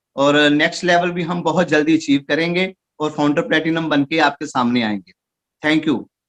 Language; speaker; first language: Hindi; non-native, local second language; Punjabi